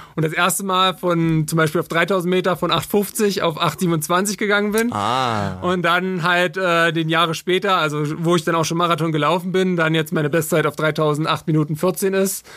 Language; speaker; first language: German; native; German